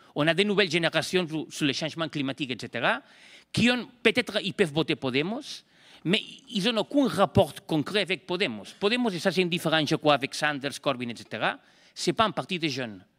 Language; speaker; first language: French; non-native, fluent; Spanish